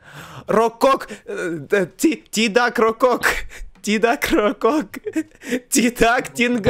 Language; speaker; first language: Indonesian; non-native, learner; Russian